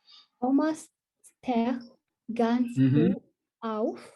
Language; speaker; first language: German; non-native, learner; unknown